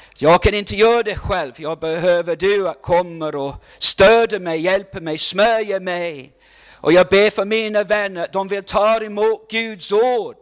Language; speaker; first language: Swedish; non-native, learner; English